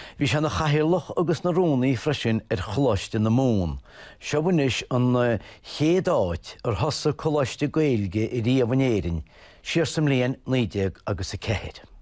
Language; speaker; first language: Irish; native; Irish